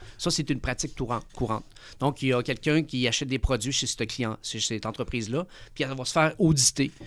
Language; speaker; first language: French; early bilingual, other home language; Spanish